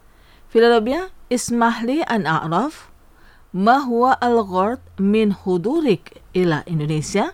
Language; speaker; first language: Arabic; non-native, fluent; Indonesian